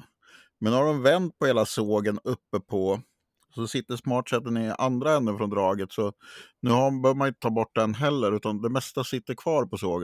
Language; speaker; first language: Swedish; native; Swedish